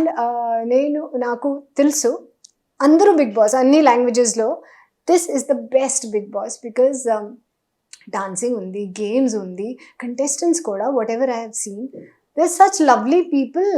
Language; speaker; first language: Telugu; non-native, learner; Hindi